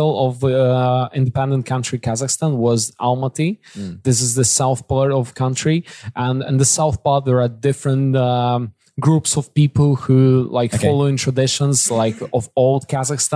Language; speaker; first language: English; non-native, fluent; Kazakh